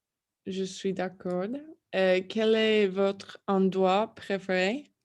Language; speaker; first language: French; non-native, learner; English